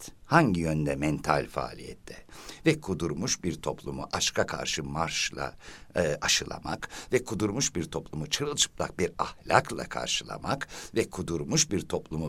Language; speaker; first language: Turkish; native; Turkish